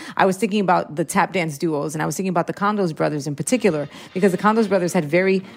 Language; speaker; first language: English; early bilingual, heritage; Spanish